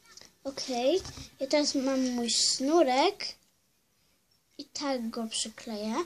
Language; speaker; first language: Polish; early bilingual, heritage; Polish